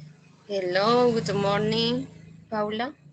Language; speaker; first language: English; non-native, fluent; Spanish